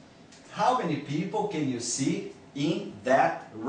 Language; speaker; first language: English; non-native, fluent; Portuguese